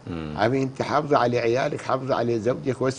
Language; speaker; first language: Arabic; native; Arabic